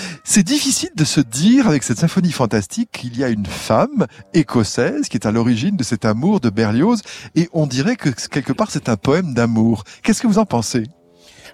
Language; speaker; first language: French; native; French